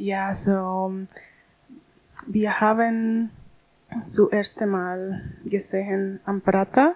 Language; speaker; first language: German; non-native, learner; Spanish